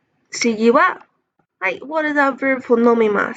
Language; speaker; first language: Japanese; non-native, fluent; English